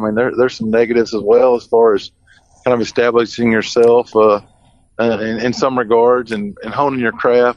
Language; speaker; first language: English; native; English